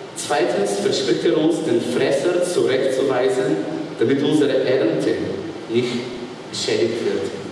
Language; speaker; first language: German; non-native, fluent; Bulgarian